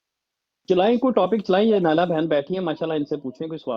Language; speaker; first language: Urdu; native; Urdu